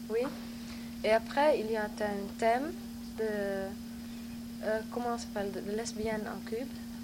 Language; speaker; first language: French; non-native, learner; Dutch